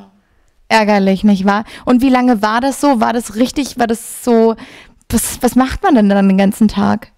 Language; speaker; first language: German; native; German